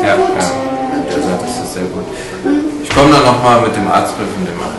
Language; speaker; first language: German; native; German